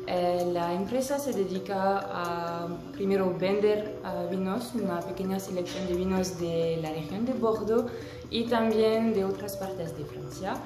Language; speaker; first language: Spanish; non-native, fluent; French